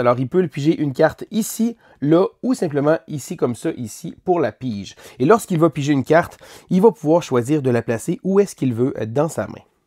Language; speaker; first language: French; native; French